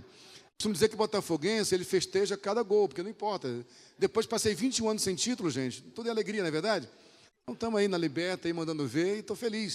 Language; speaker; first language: Portuguese; native; Portuguese